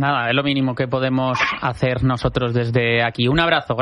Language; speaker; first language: Spanish; native; Spanish